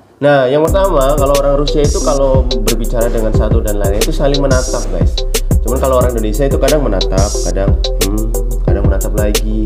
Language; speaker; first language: Indonesian; native; Indonesian